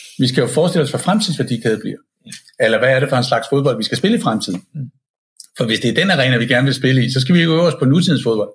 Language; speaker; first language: Danish; native; Danish